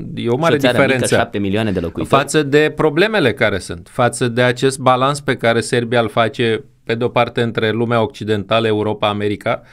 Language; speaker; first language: Romanian; native; Romanian